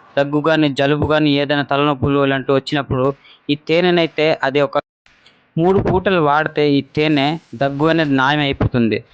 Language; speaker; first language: Telugu; non-native, local second language; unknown